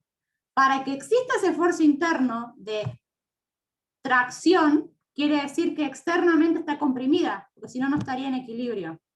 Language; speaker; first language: Spanish; native; Spanish